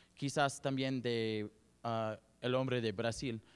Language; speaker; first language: Spanish; non-native, learner; English